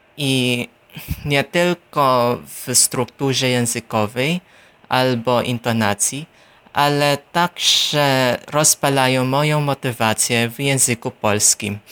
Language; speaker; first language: Polish; non-native, learner; Filipino